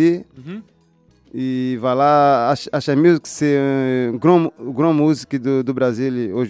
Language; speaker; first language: French; non-native, learner; Portuguese